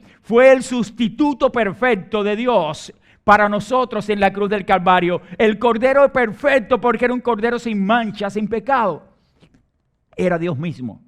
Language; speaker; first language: Spanish; native; Spanish